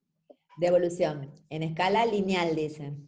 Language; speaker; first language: Spanish; native; Spanish